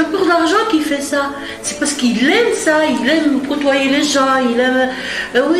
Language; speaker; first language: French; non-native, fluent; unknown